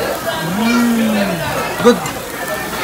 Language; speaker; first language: Japanese; non-native, learner; Filipino